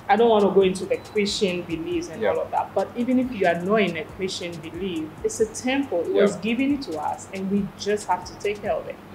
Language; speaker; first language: English; non-native, fluent; French